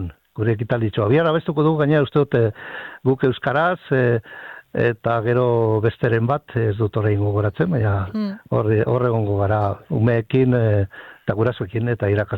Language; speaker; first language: Basque; native; Basque